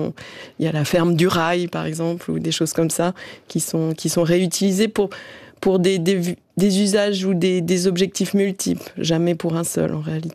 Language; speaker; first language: French; native; French